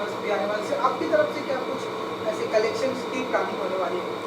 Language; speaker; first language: Hindi; native; Hindi